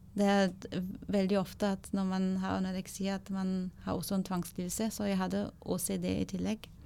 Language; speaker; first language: Norwegian; non-native, fluent; German